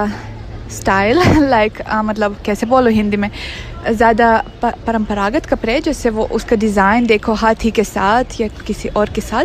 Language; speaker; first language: Hindi; non-native, fluent; Russian